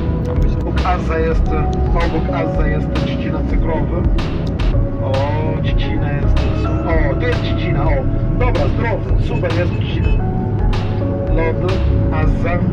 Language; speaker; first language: Polish; non-native, learner; Arabic